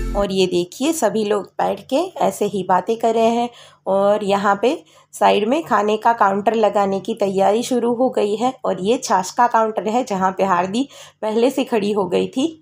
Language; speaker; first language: Hindi; non-native, local second language; Gujarati